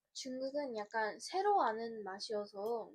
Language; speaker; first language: Korean; early bilingual, heritage; Korean